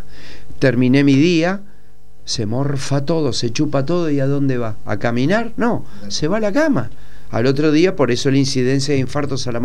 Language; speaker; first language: Spanish; native; Spanish